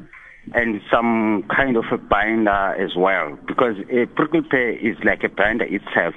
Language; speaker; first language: English; non-native, local second language; Xhosa